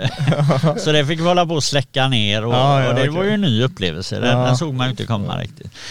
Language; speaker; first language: Swedish; native; Swedish